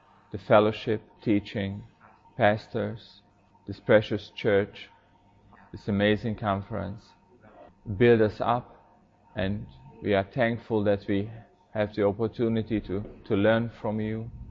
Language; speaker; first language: English; non-native, fluent; Hungarian